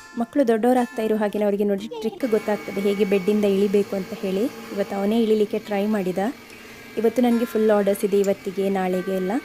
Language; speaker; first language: Kannada; non-native, local second language; Konkani